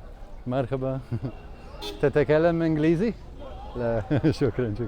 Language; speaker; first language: Arabic; non-native, learner; Latvian